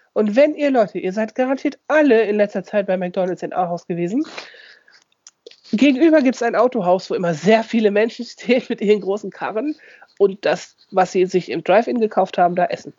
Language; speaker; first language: German; native; German